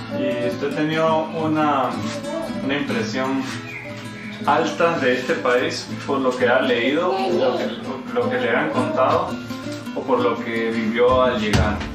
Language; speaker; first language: Spanish; non-native, fluent; German